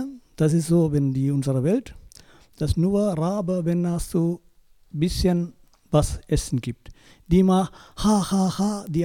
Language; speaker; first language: German; non-native, learner; Tamil